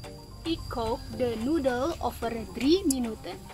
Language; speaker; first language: Dutch; non-native, learner; Indonesian